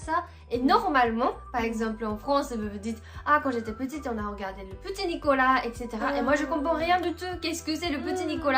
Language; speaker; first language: French; non-native, fluent; Japanese